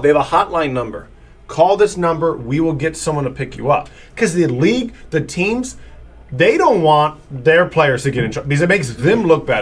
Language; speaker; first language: English; native; English